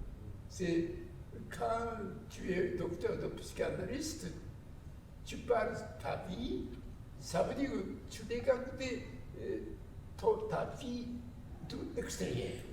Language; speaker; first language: French; non-native, learner; Japanese